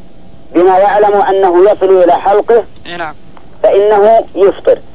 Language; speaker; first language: Arabic; native; Arabic